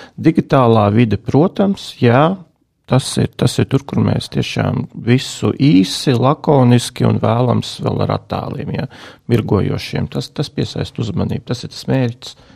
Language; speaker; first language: Latvian; non-native, local second language; Russian